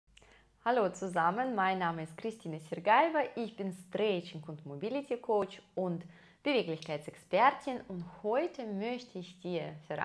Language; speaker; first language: German; non-native, fluent; Russian